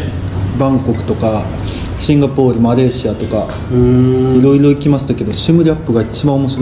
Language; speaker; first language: Japanese; native; Japanese